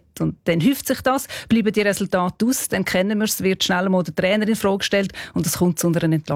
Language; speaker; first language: German; native; German